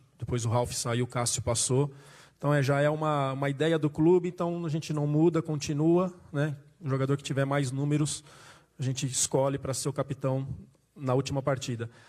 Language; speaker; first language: Portuguese; native; Portuguese